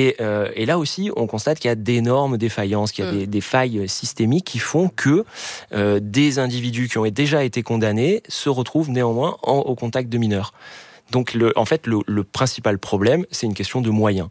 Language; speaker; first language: French; native; French